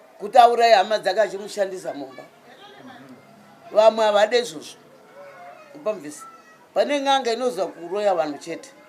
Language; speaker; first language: Shona; non-native, fluent; Nyanja